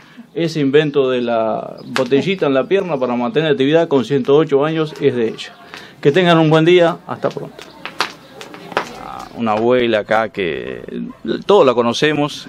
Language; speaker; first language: Spanish; native; Spanish